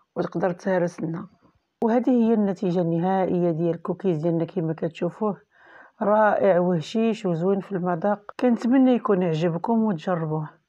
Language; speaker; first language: Arabic; native; Arabic